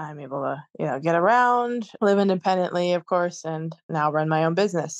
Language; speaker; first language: English; native; English